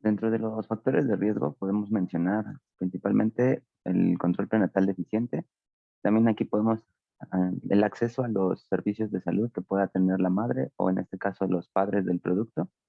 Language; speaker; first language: Spanish; native; Spanish